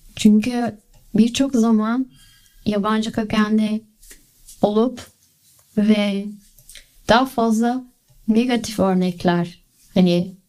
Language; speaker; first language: Turkish; early bilingual, heritage; Turkish